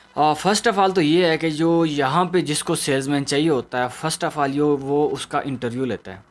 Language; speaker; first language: Urdu; non-native, local second language; Punjabi